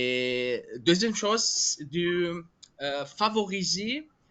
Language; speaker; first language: French; non-native, fluent; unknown